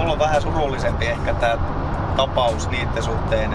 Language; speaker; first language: Finnish; native; Finnish